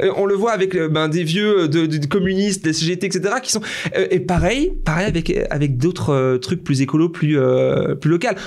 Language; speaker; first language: French; native; French